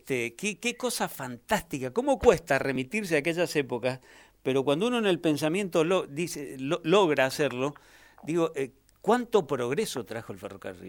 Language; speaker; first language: Spanish; native; Spanish